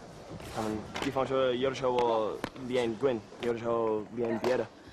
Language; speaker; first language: Chinese; non-native, learner; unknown